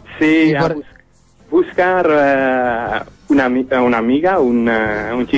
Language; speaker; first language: Spanish; non-native, learner; Dutch